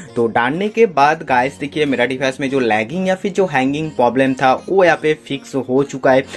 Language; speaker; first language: Hindi; non-native, local second language; Bangla